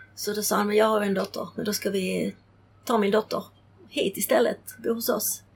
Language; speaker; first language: Swedish; early bilingual, other home language; Czech